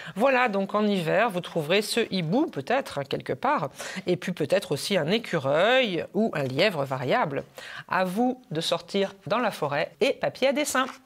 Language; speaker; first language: French; native; French